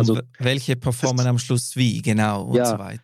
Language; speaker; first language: German; native; German